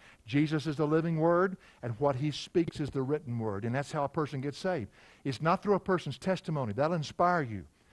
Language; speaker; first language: English; native; English